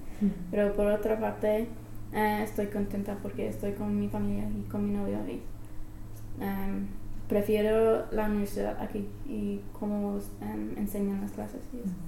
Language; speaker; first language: Spanish; non-native, fluent; English